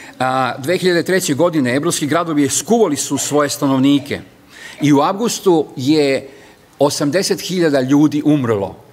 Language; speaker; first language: Serbian; native; Serbian